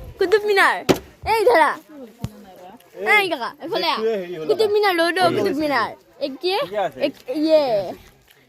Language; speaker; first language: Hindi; non-native, local second language; Assamese